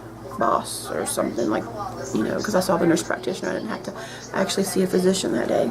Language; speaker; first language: English; native; English